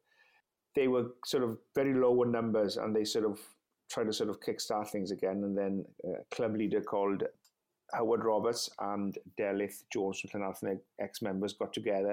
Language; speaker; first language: English; non-native, local second language; Welsh